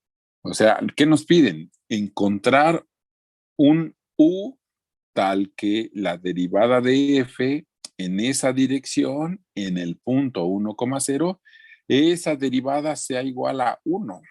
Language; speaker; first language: Spanish; native; Spanish